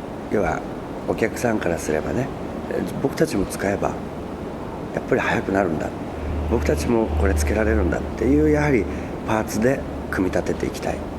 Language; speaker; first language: Japanese; native; Japanese